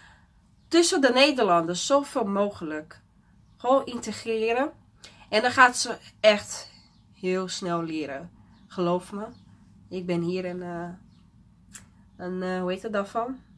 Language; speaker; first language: Dutch; non-native, fluent; Portuguese